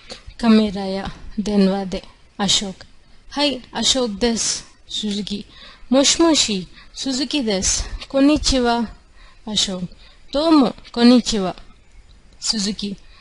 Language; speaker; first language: Japanese; non-native, fluent; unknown